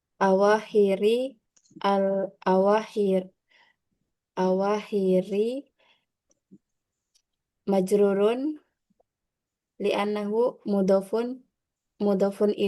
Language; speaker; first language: Arabic; non-native, learner; Indonesian